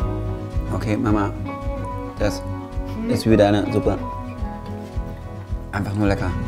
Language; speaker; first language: German; native; German